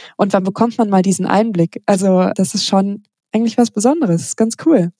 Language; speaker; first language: German; native; German